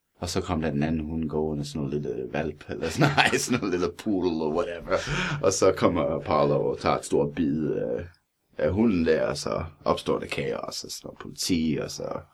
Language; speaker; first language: Danish; non-native, fluent; English